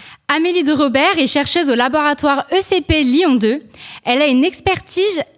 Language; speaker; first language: French; native; French